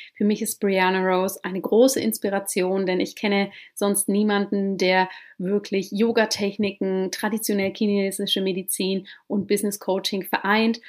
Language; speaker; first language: German; native; German